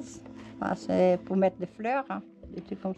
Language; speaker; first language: French; non-native, learner; Portuguese